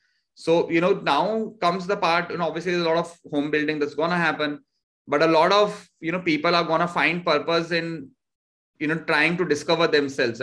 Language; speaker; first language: English; non-native, local second language; Hindi